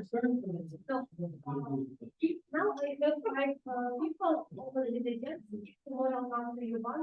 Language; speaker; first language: English; non-native, learner; Russian